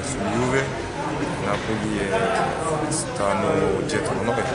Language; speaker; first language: Italian; non-native, learner; French